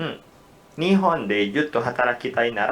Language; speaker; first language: Japanese; non-native, learner; Indonesian